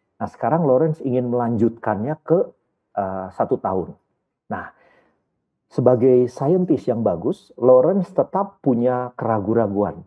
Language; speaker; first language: Indonesian; native; Indonesian